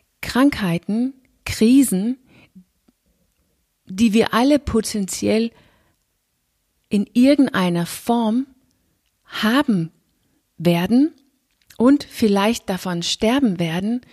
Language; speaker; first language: German; non-native, fluent; Danish